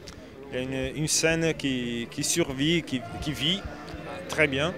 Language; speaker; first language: French; non-native, fluent; Italian